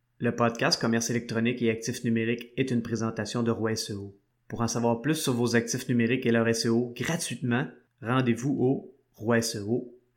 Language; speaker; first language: French; native; French